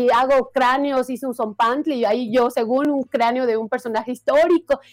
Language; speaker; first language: Spanish; native; Spanish